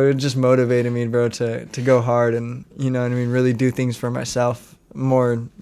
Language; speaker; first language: English; native; English